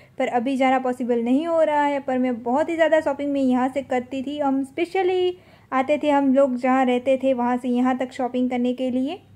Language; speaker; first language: Hindi; non-native, local second language; Gujarati